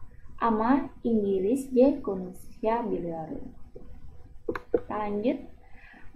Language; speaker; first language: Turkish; non-native, fluent; Indonesian